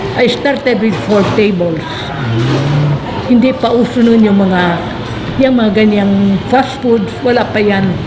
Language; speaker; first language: Filipino; native; Filipino